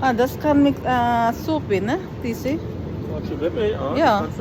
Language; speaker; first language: German; non-native, learner; Filipino